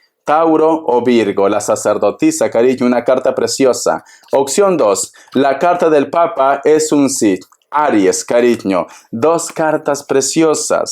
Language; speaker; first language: Spanish; native; Spanish